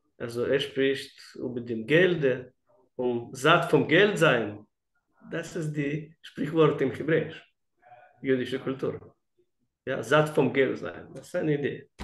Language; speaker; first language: German; non-native, fluent; Russian